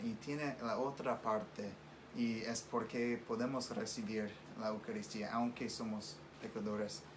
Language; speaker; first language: Spanish; non-native, fluent; English